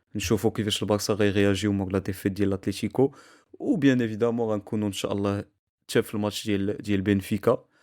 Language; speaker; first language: Arabic; native; Arabic